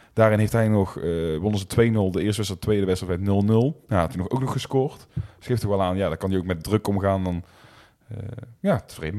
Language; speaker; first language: Dutch; native; Dutch